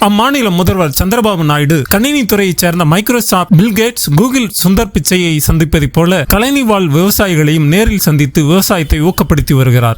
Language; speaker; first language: Tamil; native; Tamil